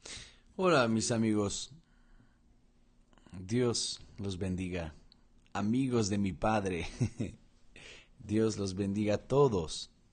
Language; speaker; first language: Spanish; non-native, fluent; Portuguese